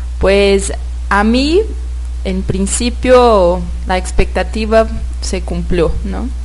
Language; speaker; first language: Spanish; non-native, fluent; Portuguese